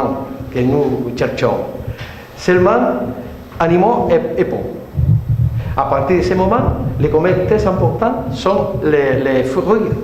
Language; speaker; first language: French; non-native, learner; Spanish